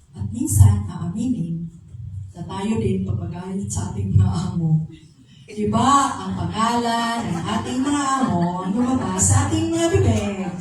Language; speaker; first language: Filipino; non-native, local second language; Cebuano